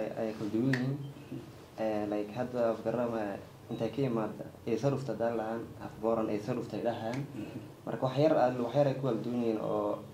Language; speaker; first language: Somali; non-native, local second language; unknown